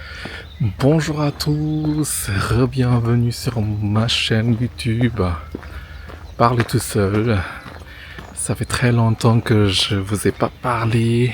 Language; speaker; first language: French; non-native, fluent; Indonesian